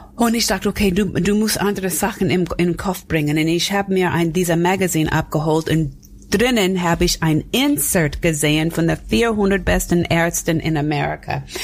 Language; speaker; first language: German; non-native, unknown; English